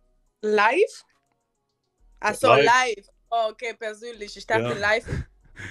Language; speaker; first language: German; non-native, learner; Spanish